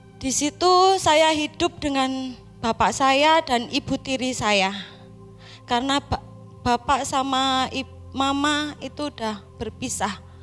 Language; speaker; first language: Indonesian; non-native, local second language; Javanese